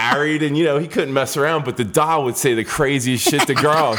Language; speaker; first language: English; native; English